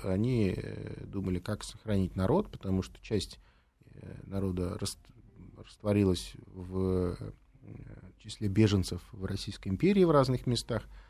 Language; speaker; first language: Russian; native; Russian